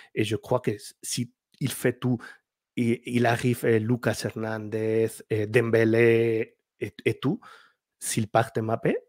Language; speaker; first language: French; non-native, learner; Spanish